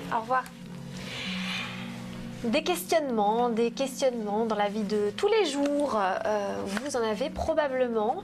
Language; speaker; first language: French; native; French